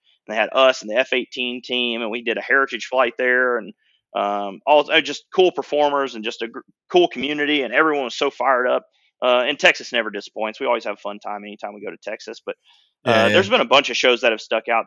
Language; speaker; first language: English; native; English